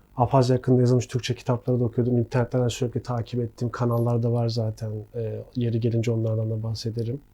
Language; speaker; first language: Turkish; early bilingual, other home language; Abkhazian